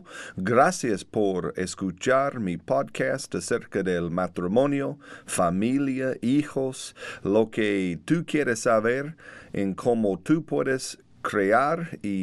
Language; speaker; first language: Spanish; non-native, learner; English